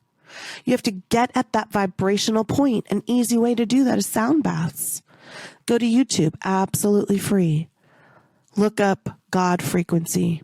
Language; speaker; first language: English; native; English